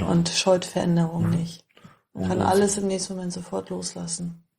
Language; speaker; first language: German; native; German